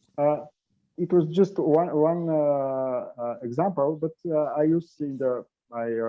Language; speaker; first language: English; non-native, learner; Bulgarian